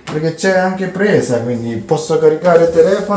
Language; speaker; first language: Italian; non-native, learner; Japanese